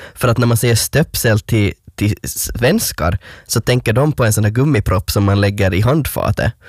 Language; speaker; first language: Swedish; native; Swedish